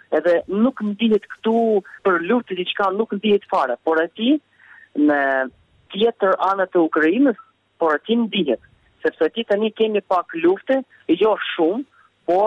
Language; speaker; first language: Albanian; early bilingual, heritage; Albanian